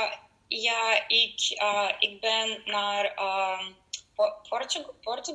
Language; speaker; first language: Dutch; non-native, learner; Russian